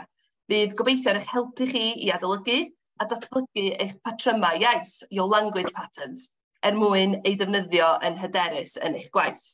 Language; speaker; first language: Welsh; native; Welsh